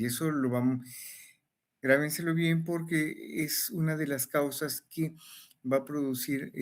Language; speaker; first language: Spanish; native; Spanish